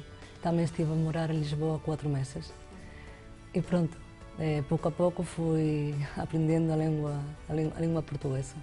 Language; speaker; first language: Portuguese; non-native, fluent; Spanish